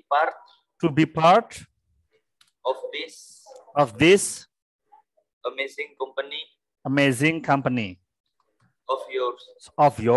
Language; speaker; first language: English; non-native, learner; Indonesian